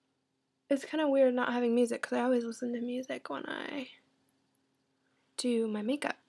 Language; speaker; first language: English; native; English